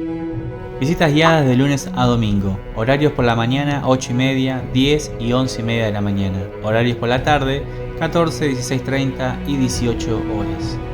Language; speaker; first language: Spanish; native; Spanish